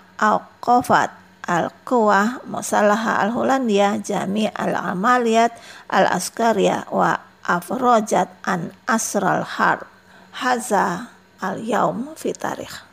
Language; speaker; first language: Arabic; non-native, fluent; Indonesian